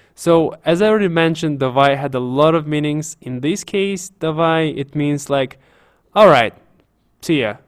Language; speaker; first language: English; non-native, fluent; Russian